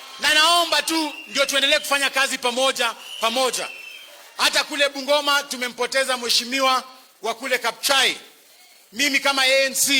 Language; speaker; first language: Swahili; non-native, local second language; Luyia